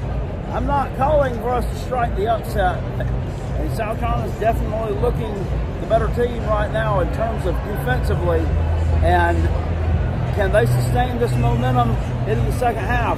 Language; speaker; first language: English; native; English